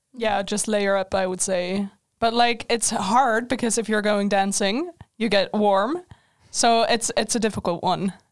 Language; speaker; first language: English; non-native, fluent; Dutch